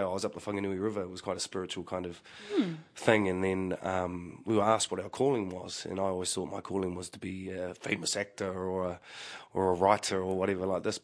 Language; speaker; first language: English; native; English